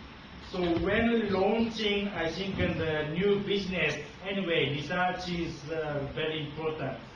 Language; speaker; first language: English; non-native, fluent; Japanese